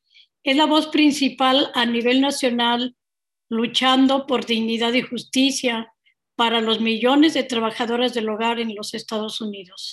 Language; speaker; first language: Spanish; native; Spanish